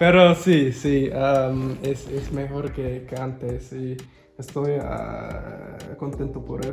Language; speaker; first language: Spanish; non-native, learner; English